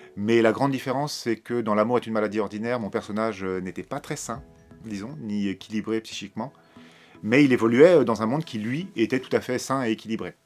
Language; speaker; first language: French; native; French